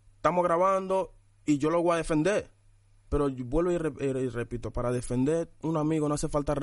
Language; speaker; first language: Spanish; early bilingual, other home language; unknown